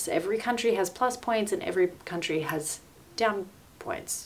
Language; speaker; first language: English; native; English